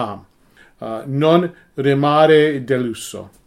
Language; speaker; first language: Italian; non-native, learner; English